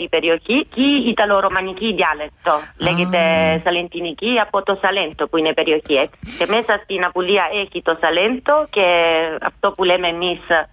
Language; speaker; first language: Greek; non-native, fluent; Italian